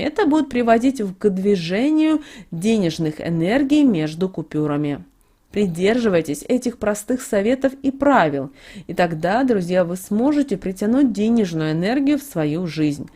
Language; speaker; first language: Russian; native; Russian